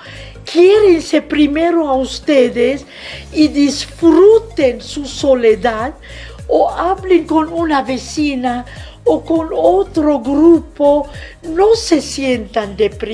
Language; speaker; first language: Spanish; non-native, fluent; Arabic